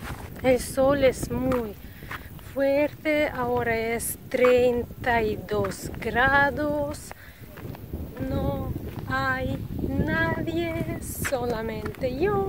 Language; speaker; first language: Spanish; non-native, learner; Russian